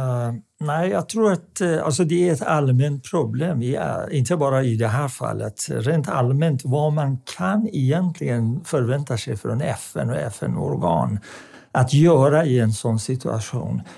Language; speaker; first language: Swedish; non-native, fluent; Persian